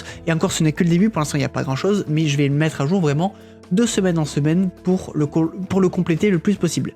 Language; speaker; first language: French; native; French